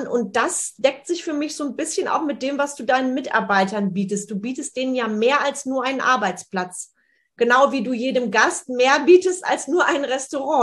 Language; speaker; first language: German; native; German